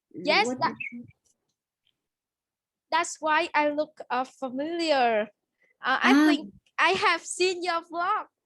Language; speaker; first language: English; non-native, learner; Vietnamese